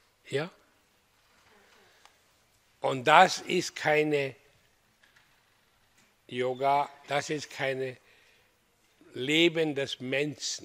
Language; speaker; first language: German; non-native, fluent; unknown